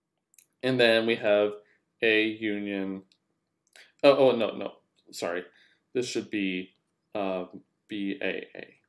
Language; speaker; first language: English; native; English